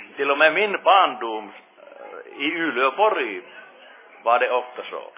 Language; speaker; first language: Swedish; non-native, fluent; Finnish